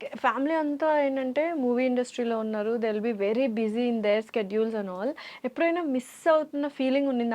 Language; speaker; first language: Telugu; native; Telugu